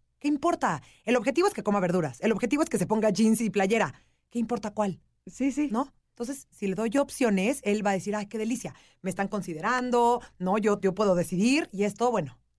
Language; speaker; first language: Spanish; native; Spanish